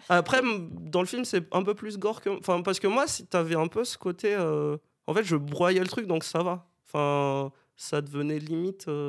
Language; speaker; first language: French; non-native, local second language; Malagasy